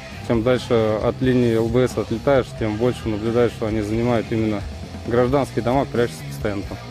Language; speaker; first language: Russian; native; Russian